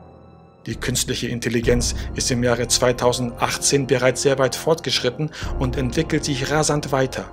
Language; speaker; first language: German; native; German